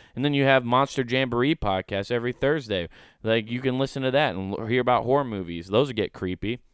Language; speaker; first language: English; native; English